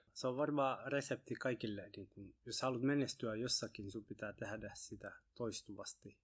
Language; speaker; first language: Finnish; non-native, fluent; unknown